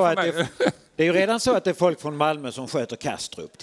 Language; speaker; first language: Swedish; native; Swedish